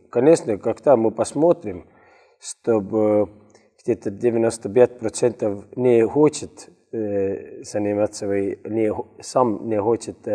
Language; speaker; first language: Russian; non-native, learner; Estonian